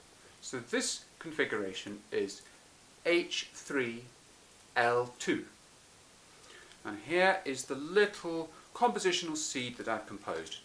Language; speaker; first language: English; native; English